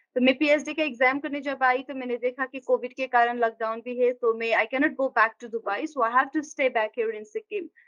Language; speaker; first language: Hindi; non-native, local second language; Nepali